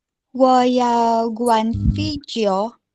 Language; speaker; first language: Chinese; non-native, learner; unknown